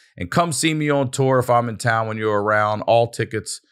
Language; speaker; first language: English; native; English